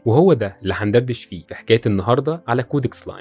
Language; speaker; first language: Arabic; native; Arabic